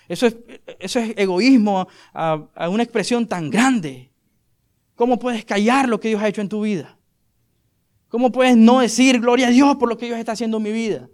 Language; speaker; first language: Spanish; native; Spanish